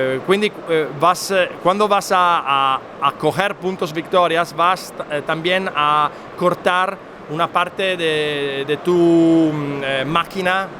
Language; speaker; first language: Spanish; non-native, fluent; Italian